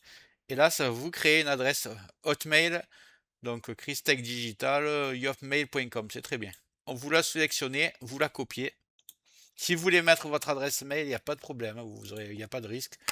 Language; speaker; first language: French; native; French